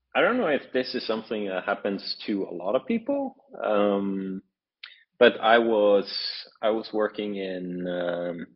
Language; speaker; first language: English; non-native, fluent; Norwegian